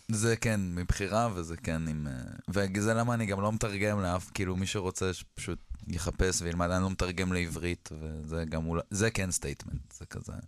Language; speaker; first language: Hebrew; non-native, local second language; Arabic